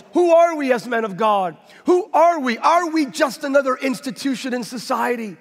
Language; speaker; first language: English; native; English